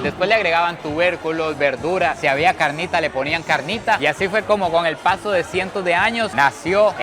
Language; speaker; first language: Spanish; native; Spanish